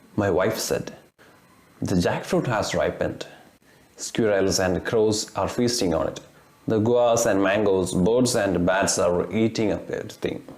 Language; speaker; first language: English; non-native, local second language; Malayalam